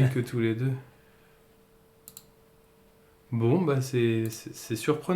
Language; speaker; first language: French; native; French